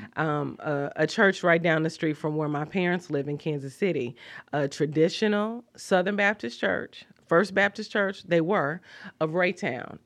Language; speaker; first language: English; native; English